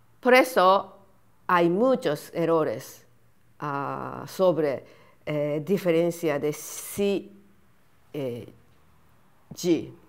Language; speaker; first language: Spanish; non-native, fluent; Japanese